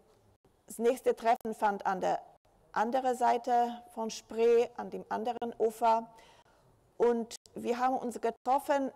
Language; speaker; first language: German; non-native, fluent; Polish